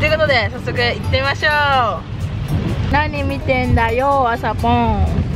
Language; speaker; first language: Japanese; early bilingual, heritage; Japanese